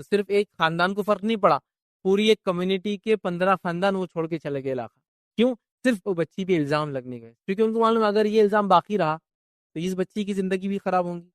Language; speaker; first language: Urdu; native; Urdu